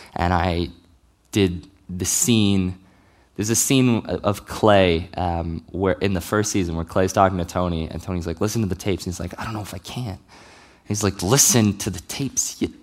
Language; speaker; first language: English; native; English